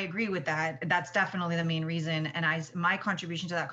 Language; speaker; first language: English; native; English